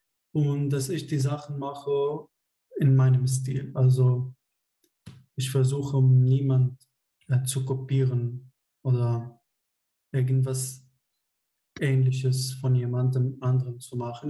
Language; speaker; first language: German; non-native, fluent; Arabic